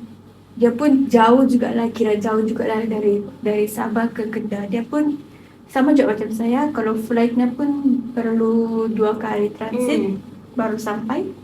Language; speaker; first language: Malay; native; Malay